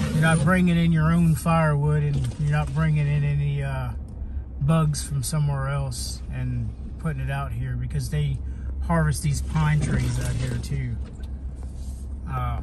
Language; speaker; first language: English; native; English